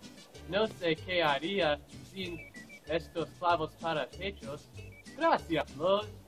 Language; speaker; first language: Spanish; non-native, learner; English